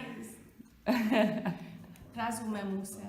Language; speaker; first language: Slovenian; non-native, learner; Hungarian